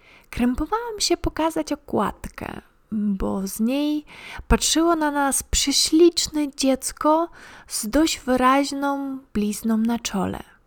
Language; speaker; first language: Polish; non-native, fluent; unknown